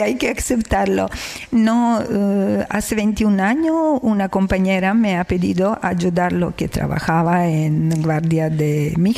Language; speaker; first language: Spanish; non-native, learner; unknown